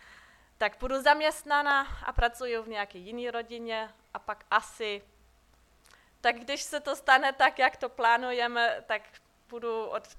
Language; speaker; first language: Czech; non-native, fluent; German